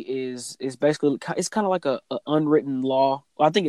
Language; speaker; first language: English; native; English